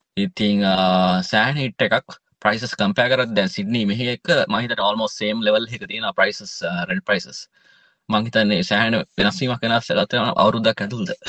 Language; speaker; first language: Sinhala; native; Sinhala